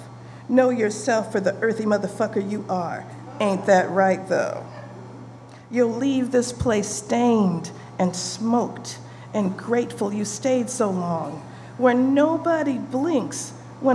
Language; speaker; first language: English; native; English